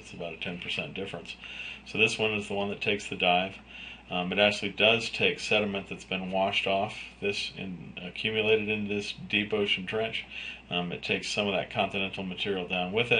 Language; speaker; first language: English; native; English